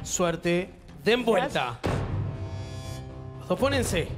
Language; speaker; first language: Spanish; native; Spanish